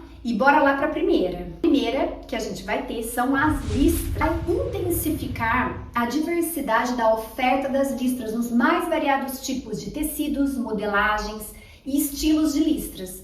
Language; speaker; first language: Portuguese; native; Portuguese